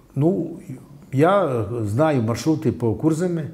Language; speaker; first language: Russian; non-native, local second language; Latvian